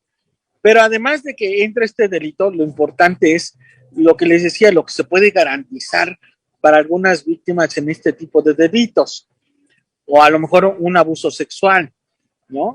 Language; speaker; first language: Spanish; native; Spanish